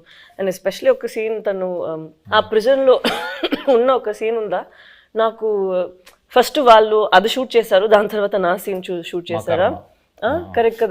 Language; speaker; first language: Telugu; non-native, fluent; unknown